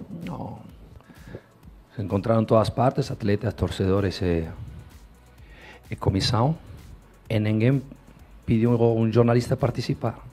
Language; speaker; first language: Portuguese; non-native, fluent; Spanish